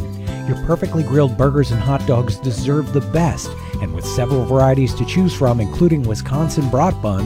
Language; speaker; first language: English; native; English